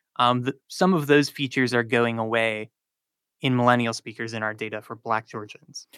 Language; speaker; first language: English; native; English